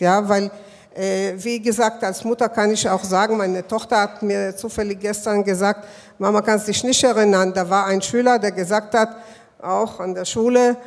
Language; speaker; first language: German; non-native, fluent; Hebrew